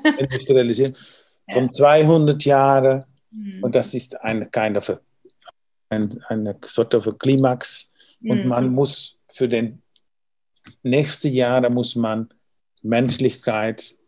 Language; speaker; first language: German; non-native, learner; Dutch